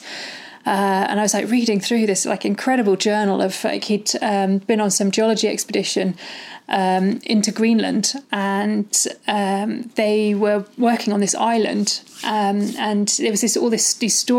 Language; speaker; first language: English; native; English